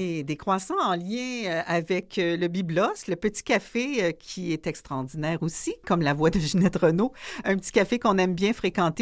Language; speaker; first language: French; native; French